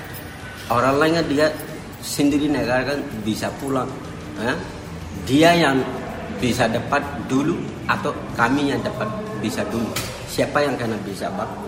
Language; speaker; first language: Indonesian; non-native, learner; Rohingya